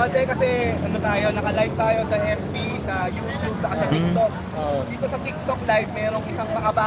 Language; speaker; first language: Filipino; native; Filipino